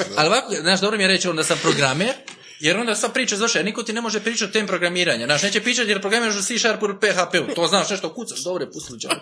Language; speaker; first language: Croatian; native; Croatian